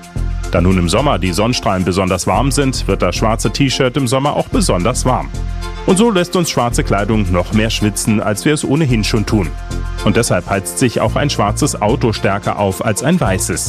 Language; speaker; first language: German; native; German